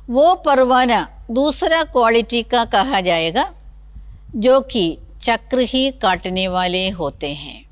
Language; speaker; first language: Hindi; non-native, local second language; Malayalam